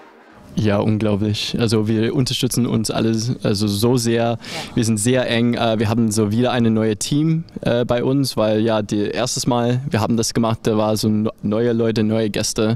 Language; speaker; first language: German; non-native, fluent; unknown